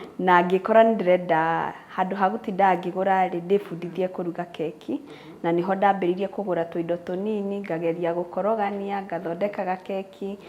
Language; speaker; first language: Kikuyu; native; Kikuyu